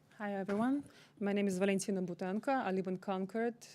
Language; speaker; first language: English; non-native, fluent; Ukrainian